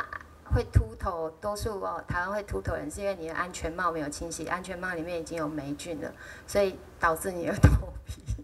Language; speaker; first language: Chinese; native; Chinese